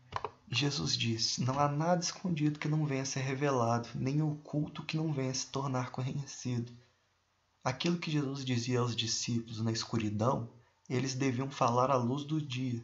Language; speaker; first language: Portuguese; native; Portuguese